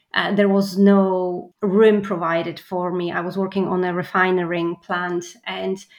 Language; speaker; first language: English; non-native, fluent; Polish